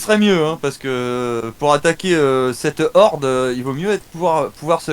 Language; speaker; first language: French; native; French